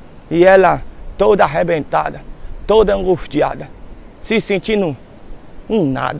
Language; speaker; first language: Portuguese; native; Portuguese